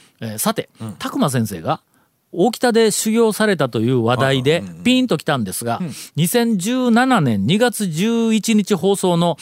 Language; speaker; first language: Japanese; native; Japanese